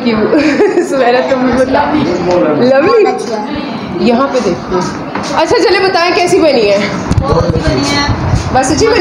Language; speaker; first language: Hindi; native; Hindi